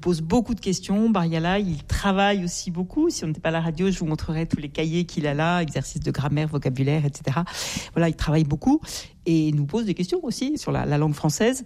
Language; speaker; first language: French; native; French